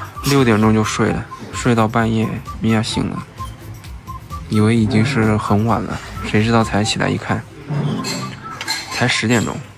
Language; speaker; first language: Chinese; native; Chinese